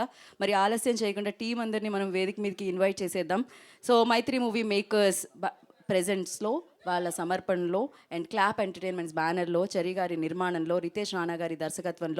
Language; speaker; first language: Telugu; native; Telugu